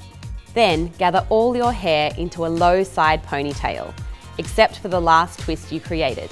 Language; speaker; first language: English; native; English